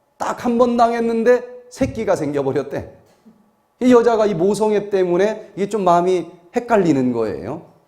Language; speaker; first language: Korean; native; Korean